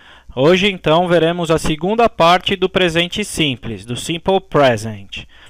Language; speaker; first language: Portuguese; native; Portuguese